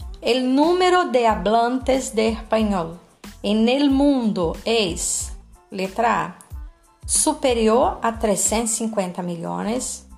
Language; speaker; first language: Spanish; non-native, fluent; Portuguese